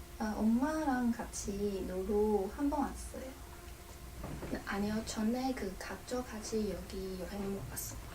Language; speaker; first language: Korean; non-native, learner; Chinese